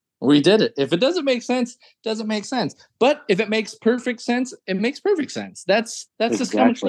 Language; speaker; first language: English; native; English